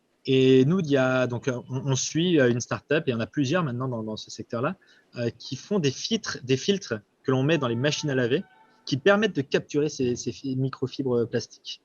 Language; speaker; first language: French; native; French